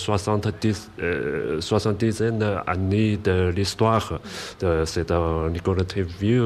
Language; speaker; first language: French; non-native, learner; Chinese